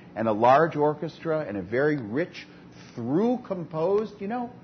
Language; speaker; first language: English; native; English